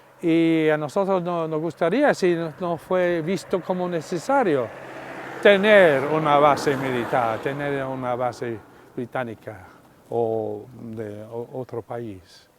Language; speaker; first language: Spanish; non-native, fluent; English